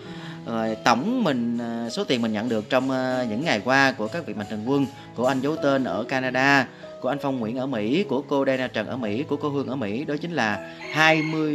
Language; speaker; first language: Vietnamese; native; Vietnamese